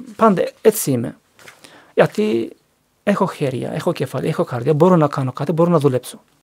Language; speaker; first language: Greek; non-native, learner; Turkish